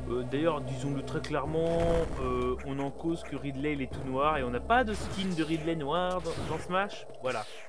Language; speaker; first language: French; native; French